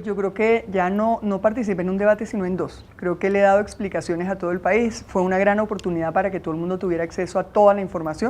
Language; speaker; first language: Spanish; native; Spanish